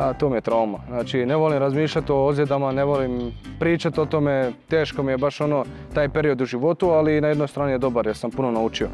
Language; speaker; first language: Croatian; early bilingual, heritage; Croatian